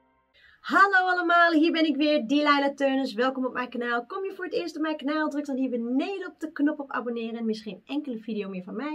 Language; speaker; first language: Dutch; native; Dutch